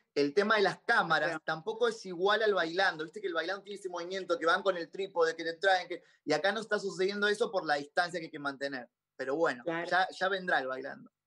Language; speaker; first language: Spanish; native; Spanish